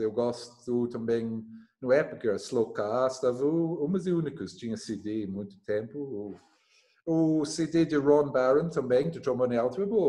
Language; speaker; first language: Portuguese; non-native, learner; English